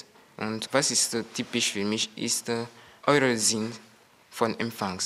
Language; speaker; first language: German; non-native, learner; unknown